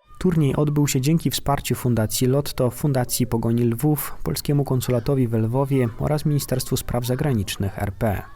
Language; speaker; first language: Polish; early bilingual, heritage; Polish